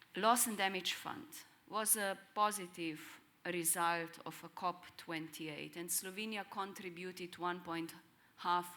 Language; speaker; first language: English; non-native, fluent; Slovenian